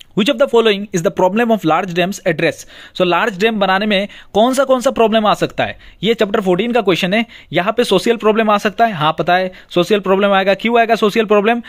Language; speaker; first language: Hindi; non-native, local second language; Bangla